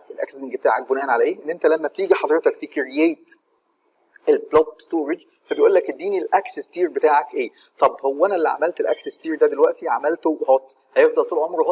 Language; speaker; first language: Arabic; native; Arabic